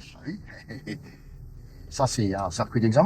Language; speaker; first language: French; native; French